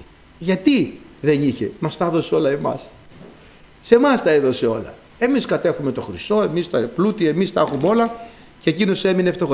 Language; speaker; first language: Greek; native; Greek